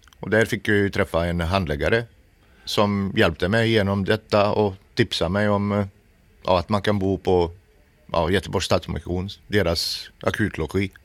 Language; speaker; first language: Swedish; native; Swedish